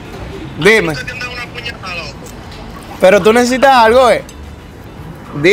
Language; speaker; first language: Spanish; native; Spanish